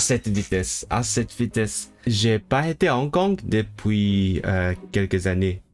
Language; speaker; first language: French; non-native, learner; Cantonese